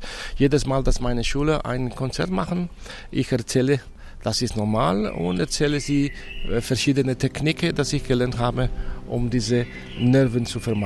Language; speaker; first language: German; non-native, fluent; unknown